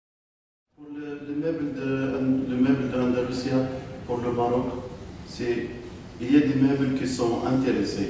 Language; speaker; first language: French; non-native, local second language; Arabic